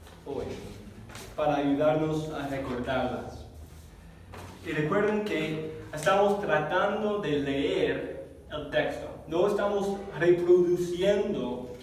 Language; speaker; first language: Spanish; non-native, fluent; English